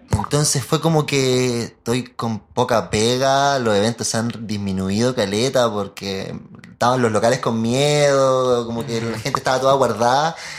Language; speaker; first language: Spanish; native; Spanish